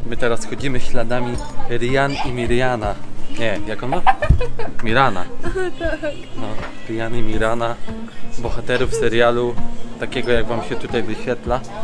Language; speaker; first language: Polish; native; Polish